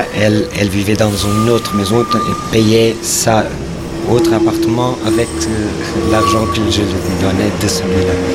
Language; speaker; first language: French; non-native, fluent; Portuguese